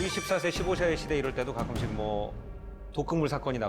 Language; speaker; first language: Korean; native; Korean